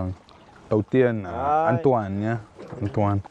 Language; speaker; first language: Vietnamese; non-native, learner; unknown